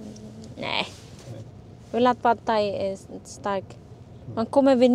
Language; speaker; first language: Swedish; non-native, learner; Filipino